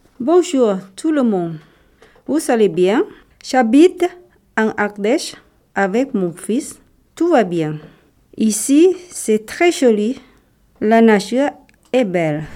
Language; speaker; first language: French; non-native, learner; Thai